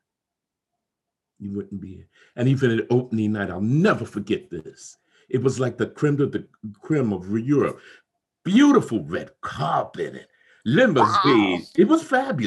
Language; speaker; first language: English; native; English